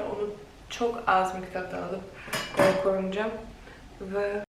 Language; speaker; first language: Turkish; non-native, fluent; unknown